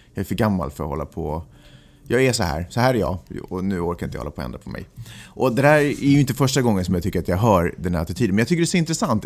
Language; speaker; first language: Swedish; native; Swedish